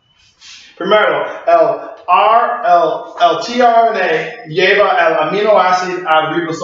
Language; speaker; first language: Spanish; non-native, learner; English